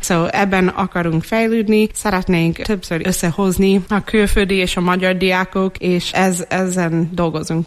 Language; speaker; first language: Hungarian; non-native, fluent; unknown